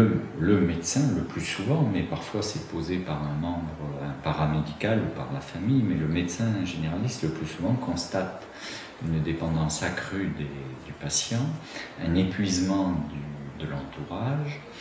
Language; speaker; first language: French; native; French